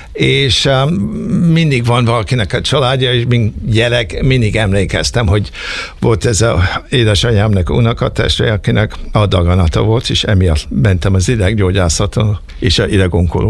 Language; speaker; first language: Hungarian; early bilingual, heritage; Hungarian